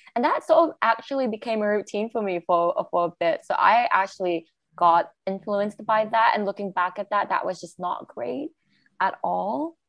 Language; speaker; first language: English; non-native, local second language; Chinese